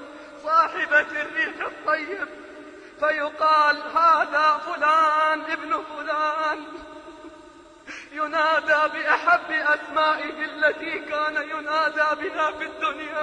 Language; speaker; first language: Arabic; native; Arabic